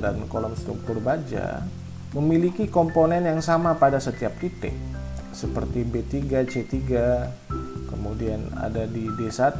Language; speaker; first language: Indonesian; native; Indonesian